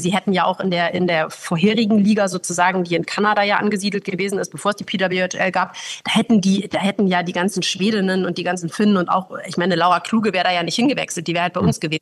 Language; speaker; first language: German; native; German